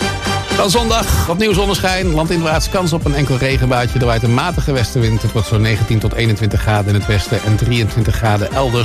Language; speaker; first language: Dutch; native; Dutch